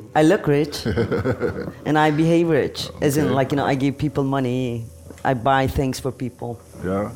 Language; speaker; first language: English; non-native, fluent; Turkish